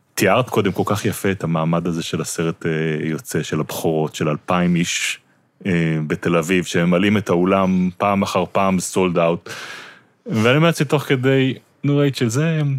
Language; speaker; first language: Hebrew; native; Hebrew